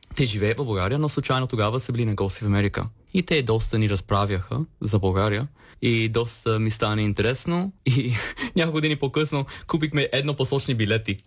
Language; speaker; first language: Bulgarian; non-native, fluent; English